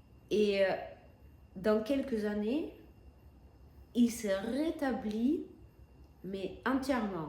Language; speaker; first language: French; non-native, fluent; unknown